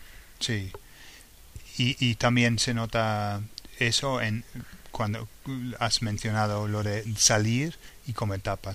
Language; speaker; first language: Spanish; non-native, fluent; English